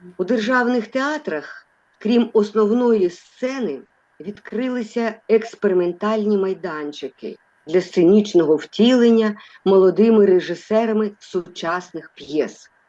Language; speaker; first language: Ukrainian; non-native, local second language; Russian